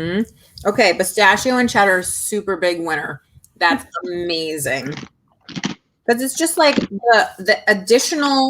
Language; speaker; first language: English; native; English